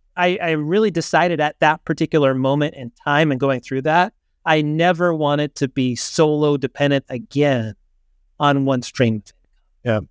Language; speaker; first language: English; native; English